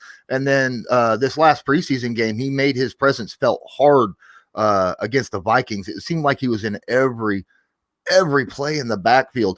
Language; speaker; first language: English; native; English